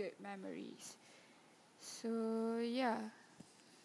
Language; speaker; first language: English; non-native, local second language; Malay